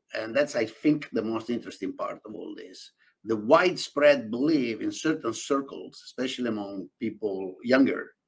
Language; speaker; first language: English; non-native, fluent; Italian